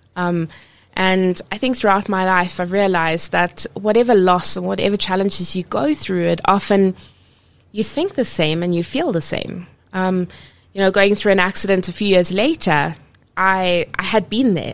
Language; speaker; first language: English; native; English